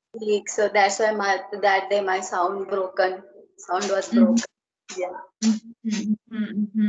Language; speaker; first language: English; non-native, learner; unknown